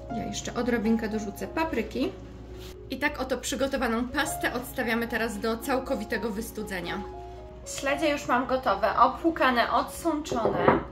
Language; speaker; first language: Polish; native; Polish